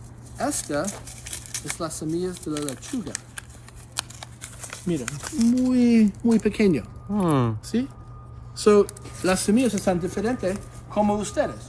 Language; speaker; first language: Spanish; non-native, learner; English